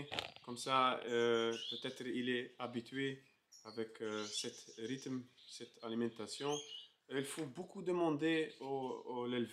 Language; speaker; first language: French; non-native, fluent; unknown